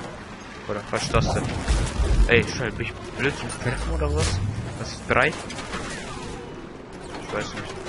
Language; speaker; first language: German; native; German